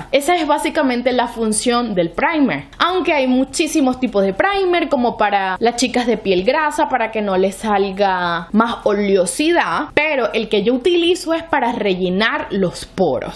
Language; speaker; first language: Spanish; native; Spanish